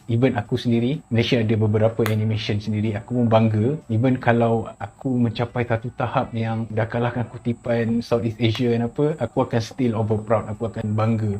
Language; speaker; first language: Malay; native; Malay